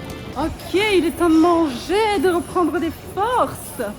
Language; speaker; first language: French; native; French